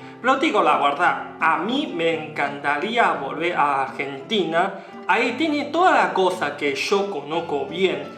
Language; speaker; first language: Spanish; non-native, learner; Chinese